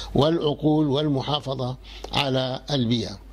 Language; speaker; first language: Arabic; non-native, fluent; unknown